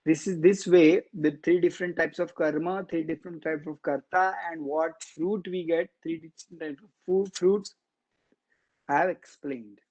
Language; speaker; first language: English; non-native, local second language; Marathi